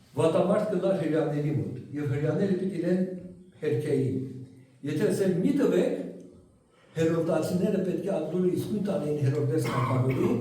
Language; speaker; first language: Armenian; early bilingual, heritage; Armenian